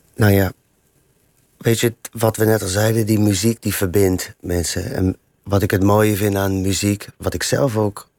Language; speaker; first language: Dutch; native; Dutch